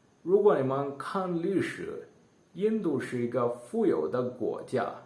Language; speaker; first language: Chinese; non-native, learner; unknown